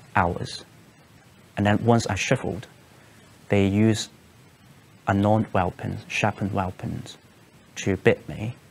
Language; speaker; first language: English; non-native, local second language; Cantonese